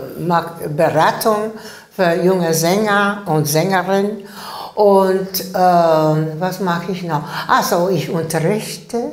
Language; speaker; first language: German; non-native, learner; English